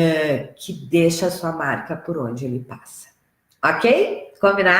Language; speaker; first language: Portuguese; native; Portuguese